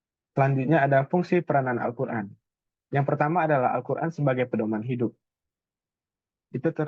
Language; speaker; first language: Indonesian; native; Indonesian